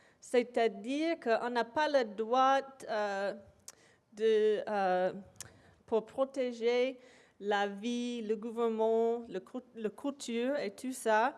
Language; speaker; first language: French; non-native, local second language; English